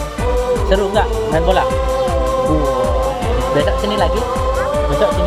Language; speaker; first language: Indonesian; native; Indonesian